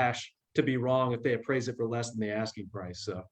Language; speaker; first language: English; native; English